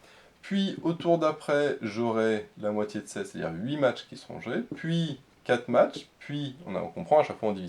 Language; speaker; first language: French; native; French